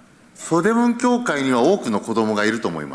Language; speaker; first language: Japanese; early bilingual, heritage; Japanese